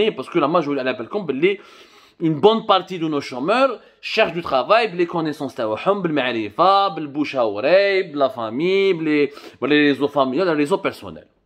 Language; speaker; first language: French; non-native, local second language; Arabic